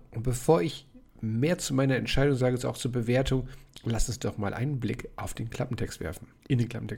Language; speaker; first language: German; native; German